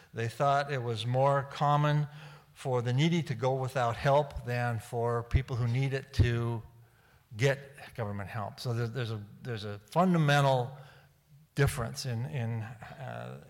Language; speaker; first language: English; native; English